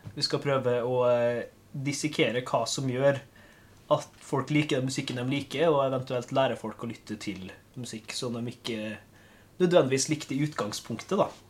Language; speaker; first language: Norwegian; native; Norwegian